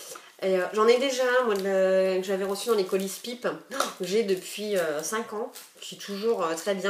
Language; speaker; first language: French; native; French